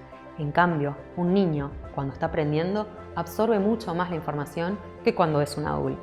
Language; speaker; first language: Spanish; native; Spanish